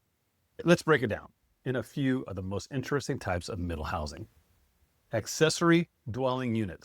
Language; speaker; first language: English; native; English